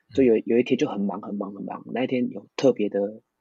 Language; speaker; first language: Chinese; non-native, local second language; Min Nan Chinese